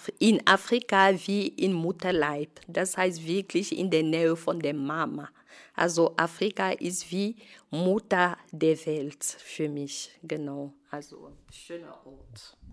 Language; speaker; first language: German; non-native, fluent; French